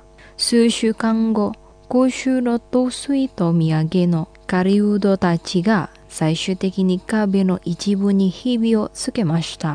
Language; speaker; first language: Japanese; non-native, fluent; Indonesian